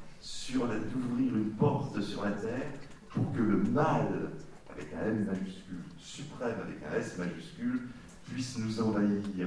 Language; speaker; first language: French; native; French